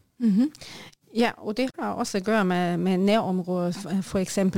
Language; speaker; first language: Norwegian; non-native, learner; German